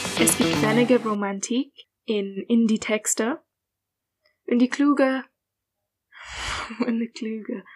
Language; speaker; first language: German; non-native, learner; English